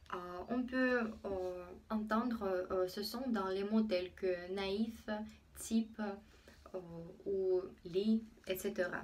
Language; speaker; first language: French; non-native, fluent; Russian